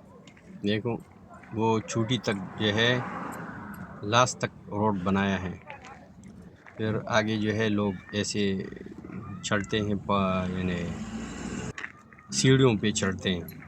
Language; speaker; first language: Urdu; non-native, local second language; Pashto